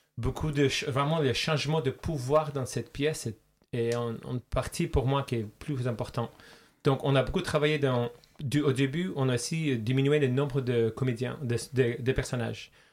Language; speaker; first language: French; non-native, fluent; Russian